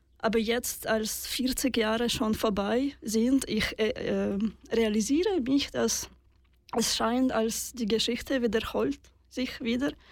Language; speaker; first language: German; non-native, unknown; Russian